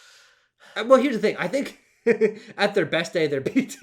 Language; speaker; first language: English; native; English